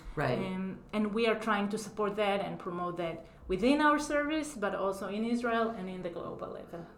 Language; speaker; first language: English; non-native, fluent; Hebrew